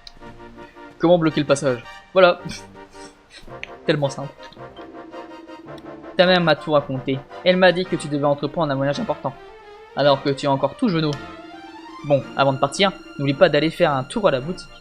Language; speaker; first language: French; native; French